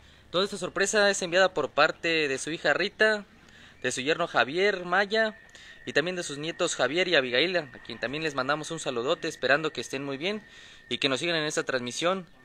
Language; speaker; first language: Spanish; native; Spanish